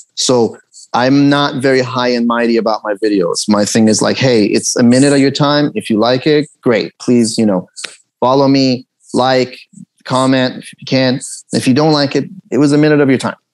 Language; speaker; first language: English; early bilingual, other home language; Persian